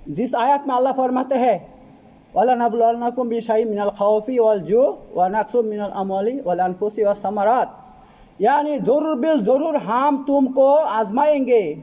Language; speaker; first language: Hindi; non-native, fluent; Bangla